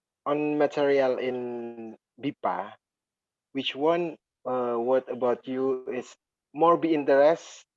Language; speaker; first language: English; non-native, learner; Indonesian